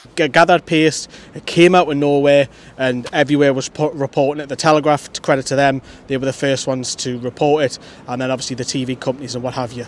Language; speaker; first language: English; native; English